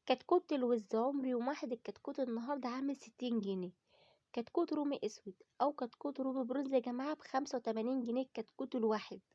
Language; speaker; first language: Arabic; native; Arabic